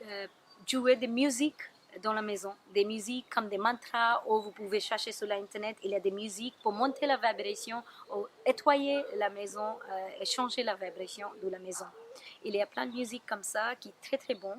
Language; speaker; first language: French; non-native, learner; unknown